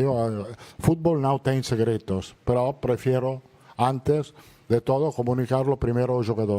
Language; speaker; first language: Portuguese; non-native, fluent; Italian